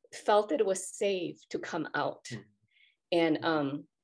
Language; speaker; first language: English; native; English